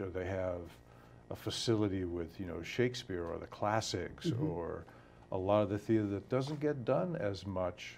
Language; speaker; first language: English; native; English